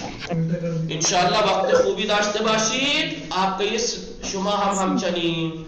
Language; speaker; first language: Persian; non-native, fluent; Urdu